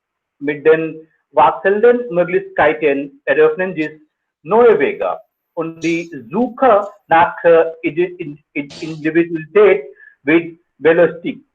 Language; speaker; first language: German; non-native, fluent; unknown